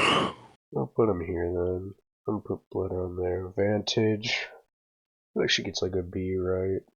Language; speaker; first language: English; native; English